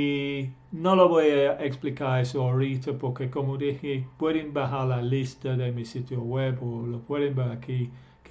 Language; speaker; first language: Spanish; non-native, fluent; English